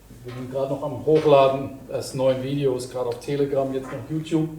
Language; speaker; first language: German; native; German